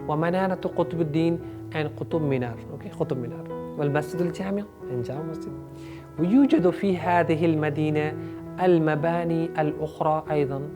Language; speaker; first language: Arabic; non-native, fluent; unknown